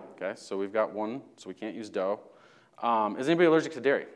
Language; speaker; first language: English; native; English